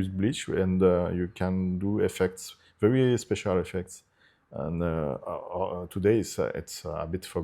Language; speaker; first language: English; non-native, fluent; Italian